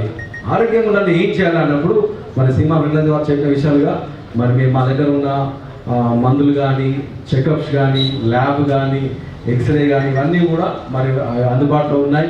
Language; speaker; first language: Telugu; native; Telugu